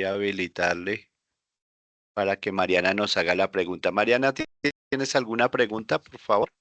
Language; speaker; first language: Spanish; native; Spanish